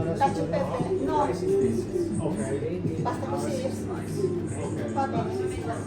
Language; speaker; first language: Italian; non-native, learner; Filipino